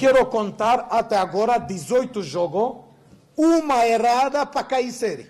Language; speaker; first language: Portuguese; non-native, learner; Spanish